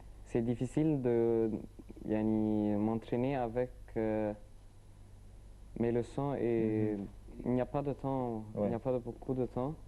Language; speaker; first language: French; non-native, learner; Arabic